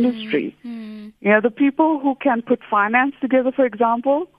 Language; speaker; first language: English; native; English